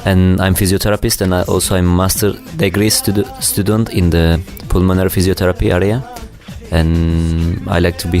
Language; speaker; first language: English; non-native, learner; Turkish